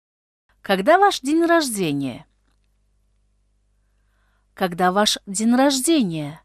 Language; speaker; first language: Russian; non-native, local second language; Tajik